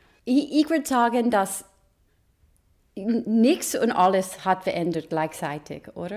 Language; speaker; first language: German; non-native, fluent; English